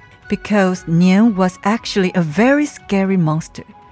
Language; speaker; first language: English; non-native, fluent; Chinese